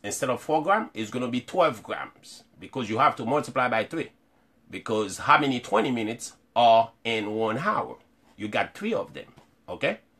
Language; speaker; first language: English; non-native, fluent; Haitian Creole